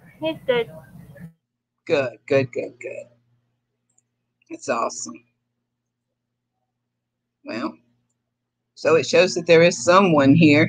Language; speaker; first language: English; native; English